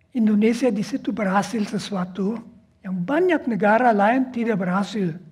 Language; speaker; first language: Indonesian; non-native, fluent; German